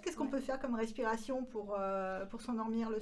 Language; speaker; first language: French; native; French